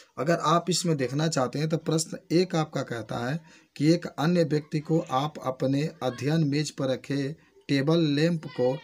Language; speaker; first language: Hindi; native; Hindi